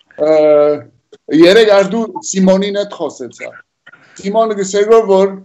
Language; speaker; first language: Armenian; early bilingual, heritage; Armenian